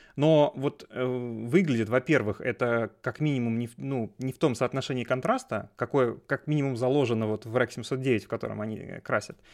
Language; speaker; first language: Russian; native; Russian